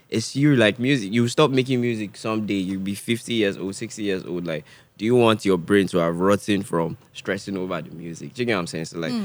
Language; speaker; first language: English; non-native, local second language; Igbo